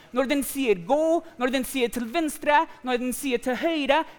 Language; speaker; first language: Norwegian; non-native, fluent; English